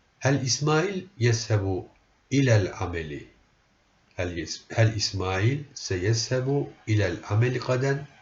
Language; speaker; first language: Arabic; non-native, fluent; Turkish